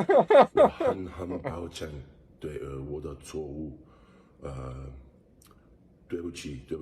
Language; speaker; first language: Chinese; non-native, learner; English